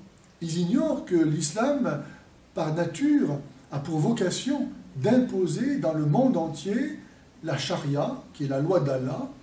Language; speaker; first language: French; native; French